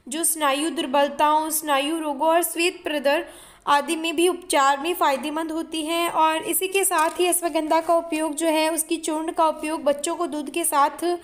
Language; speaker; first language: Hindi; native; Hindi